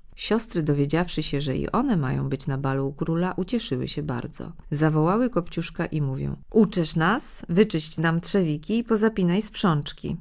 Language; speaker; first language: Polish; native; Polish